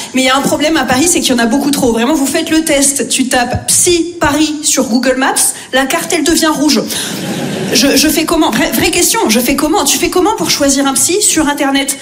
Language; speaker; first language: French; native; French